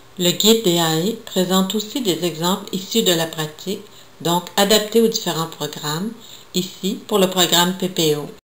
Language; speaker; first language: French; native; French